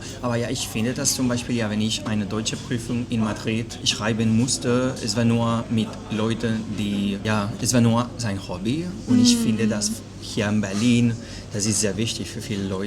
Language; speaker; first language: German; non-native, fluent; Catalan